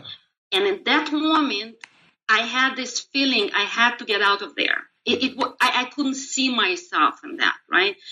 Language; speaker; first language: English; non-native, fluent; Russian